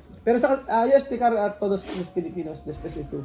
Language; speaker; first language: Spanish; non-native, learner; Filipino